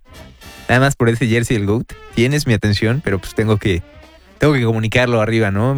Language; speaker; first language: Spanish; native; Spanish